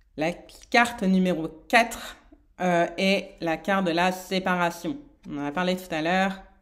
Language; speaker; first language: French; native; French